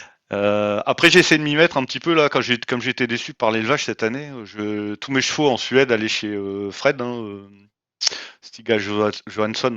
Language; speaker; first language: French; native; French